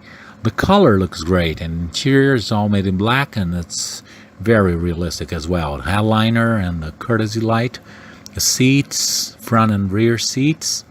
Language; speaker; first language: English; non-native, fluent; Portuguese